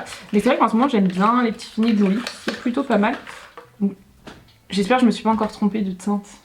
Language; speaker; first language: French; native; French